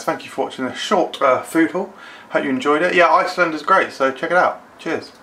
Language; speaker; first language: English; native; English